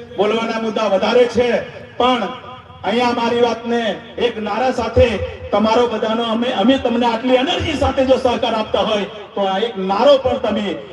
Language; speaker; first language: Gujarati; non-native, local second language; Bhili